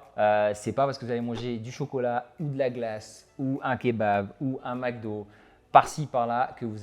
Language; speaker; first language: French; native; French